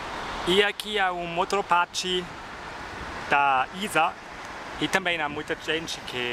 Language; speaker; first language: Portuguese; non-native, fluent; German